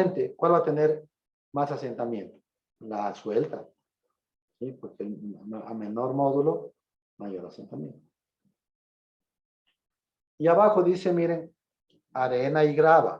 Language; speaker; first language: Spanish; native; Spanish